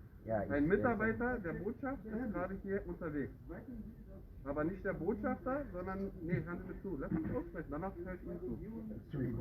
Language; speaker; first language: German; native; German